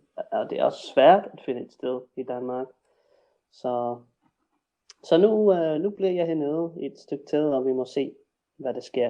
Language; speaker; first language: Danish; non-native, fluent; English